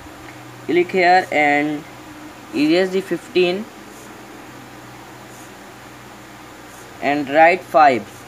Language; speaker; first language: English; non-native, learner; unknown